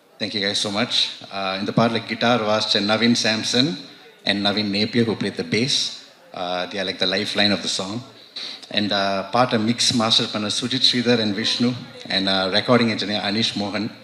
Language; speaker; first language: Tamil; early bilingual, heritage; Tamil